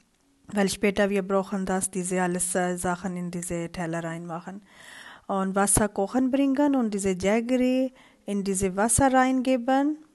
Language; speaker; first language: German; non-native, learner; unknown